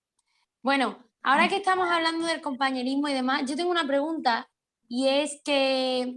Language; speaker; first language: Spanish; native; Spanish